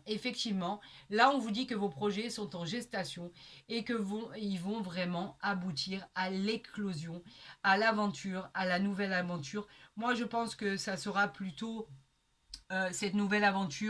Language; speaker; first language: French; native; French